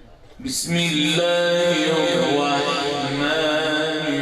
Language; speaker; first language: Arabic; native; Arabic